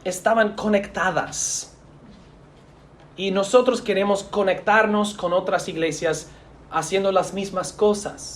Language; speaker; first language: Spanish; non-native, fluent; English